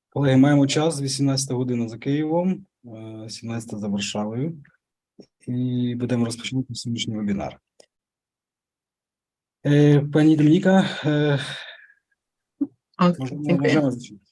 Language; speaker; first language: Ukrainian; native; Ukrainian